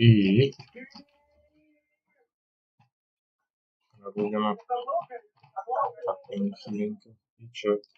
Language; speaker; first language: Russian; native; Russian